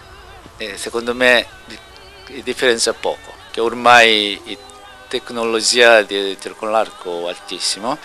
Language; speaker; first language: Italian; non-native, learner; Korean